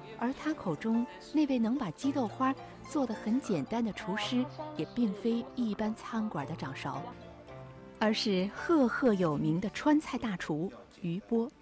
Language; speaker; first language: Chinese; native; Chinese